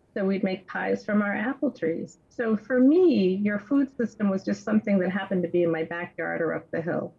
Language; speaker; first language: English; native; English